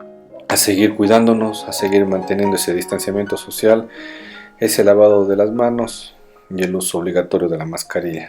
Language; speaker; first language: Spanish; native; Spanish